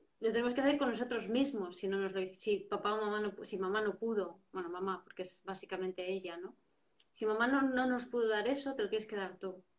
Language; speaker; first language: Spanish; native; Spanish